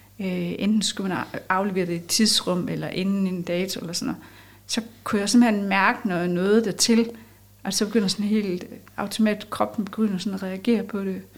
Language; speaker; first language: Danish; native; Danish